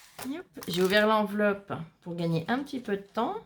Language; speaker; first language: French; native; French